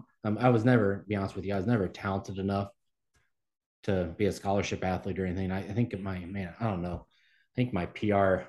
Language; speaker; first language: English; native; English